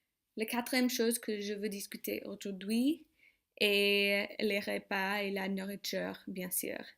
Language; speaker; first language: French; non-native, learner; English